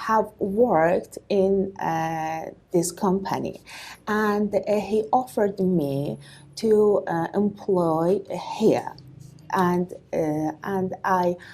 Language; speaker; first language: English; non-native, learner; Persian